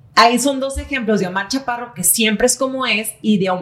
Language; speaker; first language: Spanish; native; Spanish